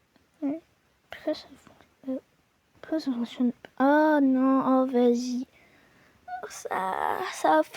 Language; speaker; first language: French; native; French